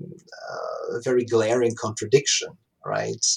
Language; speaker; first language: English; non-native, fluent; Italian